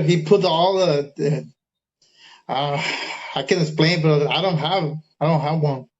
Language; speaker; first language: English; early bilingual, other home language; Spanish